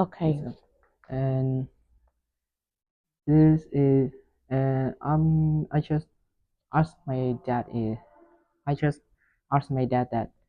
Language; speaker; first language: English; non-native, learner; Vietnamese